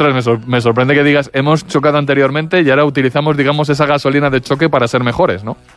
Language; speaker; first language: Spanish; native; Spanish